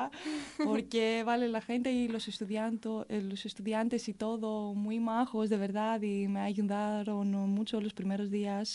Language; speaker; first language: Spanish; non-native, fluent; Greek